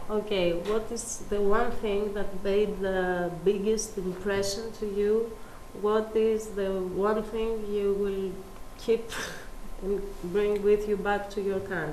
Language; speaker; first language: English; non-native, fluent; Greek